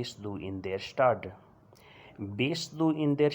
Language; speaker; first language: German; non-native, learner; Urdu